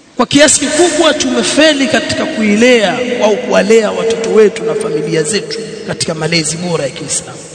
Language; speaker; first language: Swahili; native; Swahili